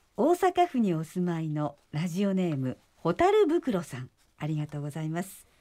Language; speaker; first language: Japanese; native; Japanese